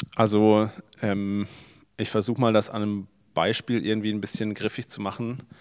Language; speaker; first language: German; native; German